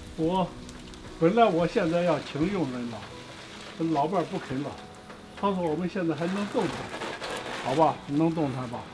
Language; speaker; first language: Chinese; native; Chinese